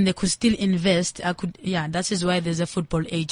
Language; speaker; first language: English; non-native, local second language; Zulu